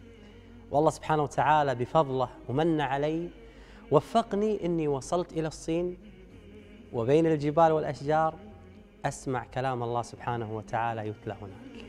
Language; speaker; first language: Arabic; native; Arabic